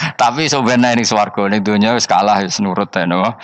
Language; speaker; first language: Malay; non-native, local second language; Javanese